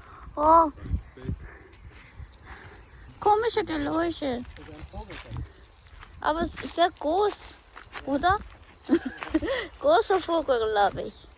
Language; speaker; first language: German; non-native, learner; Korean